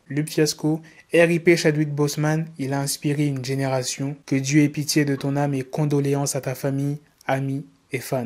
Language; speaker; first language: French; native; French